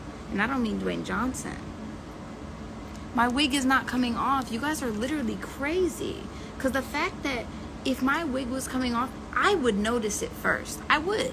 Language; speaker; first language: English; native; English